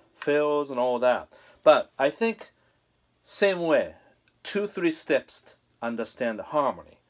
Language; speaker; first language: English; non-native, fluent; Japanese